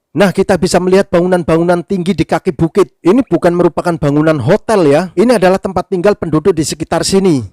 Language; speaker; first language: Indonesian; native; Indonesian